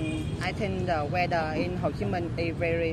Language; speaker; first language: English; non-native, learner; Vietnamese